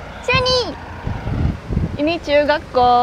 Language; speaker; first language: Indonesian; non-native, learner; Japanese